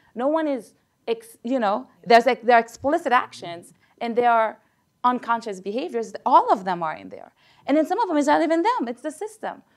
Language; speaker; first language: English; early bilingual, other home language; Haitian Creole